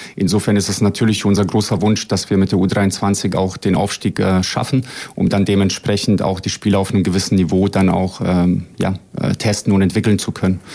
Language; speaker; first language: German; early bilingual, other home language; Bosnian